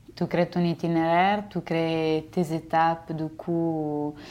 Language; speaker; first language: French; non-native, fluent; Italian